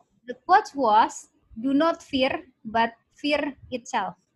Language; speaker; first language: English; non-native, local second language; Indonesian